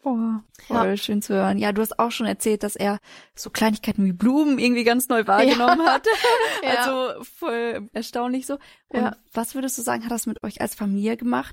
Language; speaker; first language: German; native; German